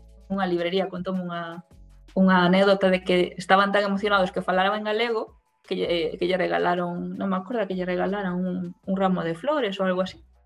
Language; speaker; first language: Galician; non-native, local second language; Spanish